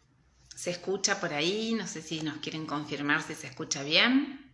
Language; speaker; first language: Spanish; native; Spanish